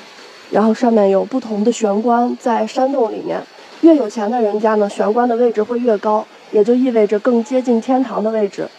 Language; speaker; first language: Chinese; native; Chinese